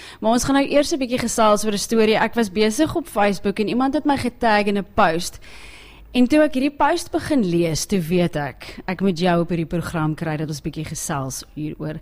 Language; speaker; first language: Afrikaans; native; Afrikaans